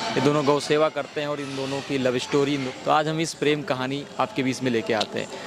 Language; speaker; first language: Hindi; native; Hindi